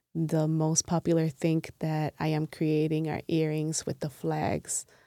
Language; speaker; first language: English; non-native, fluent; Spanish